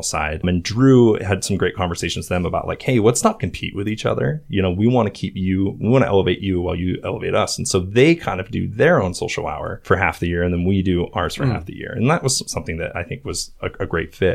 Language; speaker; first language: English; native; English